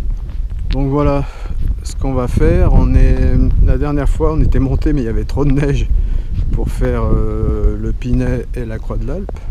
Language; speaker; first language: French; native; French